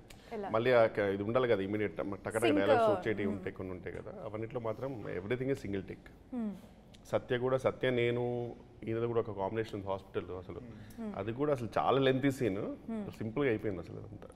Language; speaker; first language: Telugu; native; Telugu